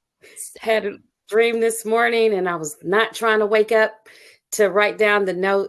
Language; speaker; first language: English; native; English